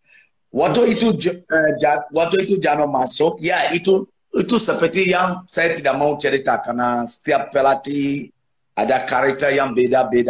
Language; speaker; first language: Indonesian; non-native, fluent; English